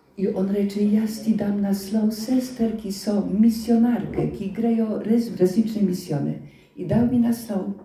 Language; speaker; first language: Slovenian; non-native, fluent; Polish